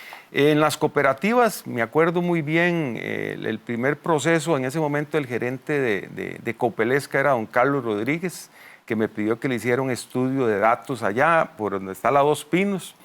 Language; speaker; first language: Spanish; native; Spanish